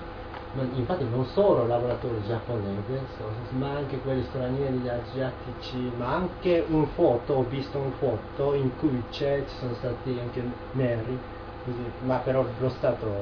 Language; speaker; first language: Italian; non-native, learner; Japanese